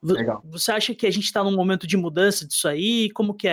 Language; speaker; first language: Portuguese; native; Portuguese